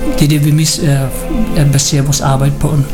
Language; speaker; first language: Danish; non-native, learner; Filipino